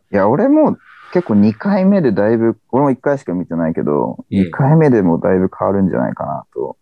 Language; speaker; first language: Japanese; native; Japanese